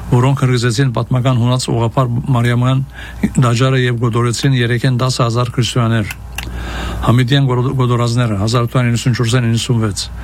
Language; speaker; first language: Armenian; early bilingual, heritage; Armenian